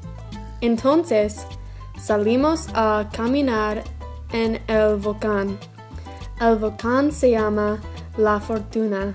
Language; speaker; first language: Spanish; non-native, learner; English